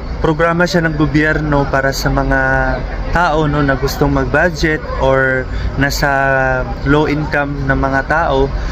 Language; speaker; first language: Filipino; native; Filipino